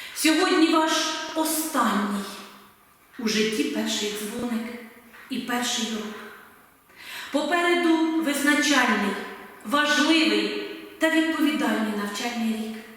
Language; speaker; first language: Ukrainian; native; Ukrainian